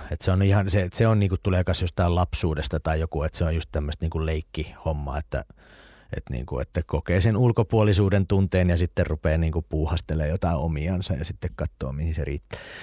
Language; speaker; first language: Finnish; native; Finnish